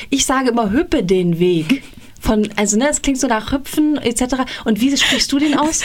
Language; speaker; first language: German; native; German